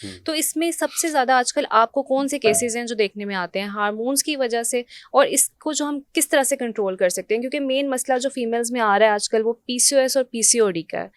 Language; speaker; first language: Urdu; native; Urdu